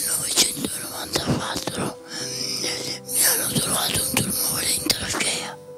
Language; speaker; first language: Italian; non-native, local second language; Venetian